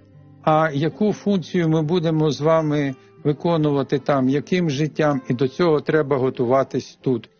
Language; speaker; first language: Ukrainian; native; Ukrainian